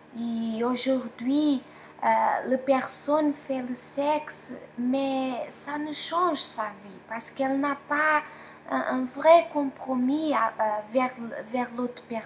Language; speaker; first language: French; non-native, fluent; Portuguese